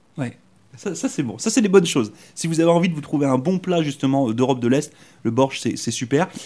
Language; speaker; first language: French; native; French